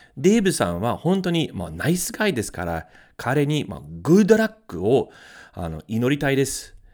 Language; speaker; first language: Japanese; non-native, fluent; English